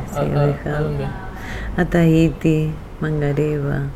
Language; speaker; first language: Spanish; non-native, local second language; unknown